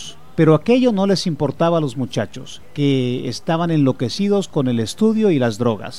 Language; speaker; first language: Spanish; native; Spanish